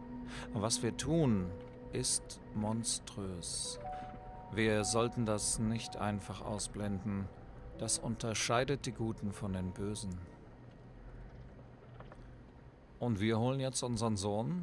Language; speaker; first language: German; native; German